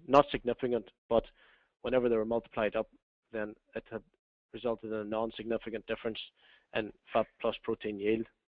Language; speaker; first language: English; native; English